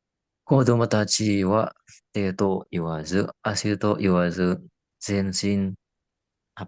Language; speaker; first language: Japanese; non-native, learner; Indonesian